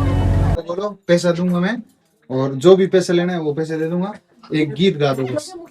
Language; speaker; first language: Hindi; native; Hindi